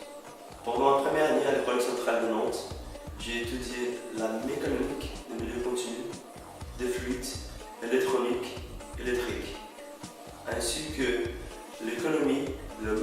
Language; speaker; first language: French; non-native, fluent; Portuguese